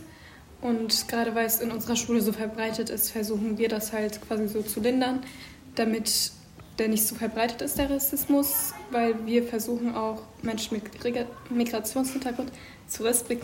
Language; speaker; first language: German; early bilingual, other home language; Russian